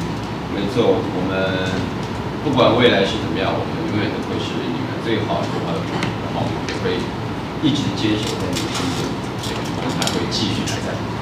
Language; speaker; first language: Chinese; native; Chinese